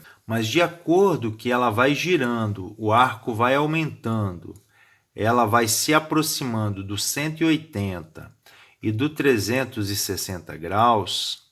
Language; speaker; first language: Portuguese; native; Portuguese